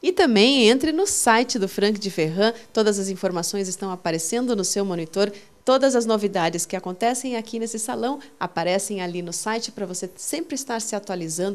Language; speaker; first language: Portuguese; native; Portuguese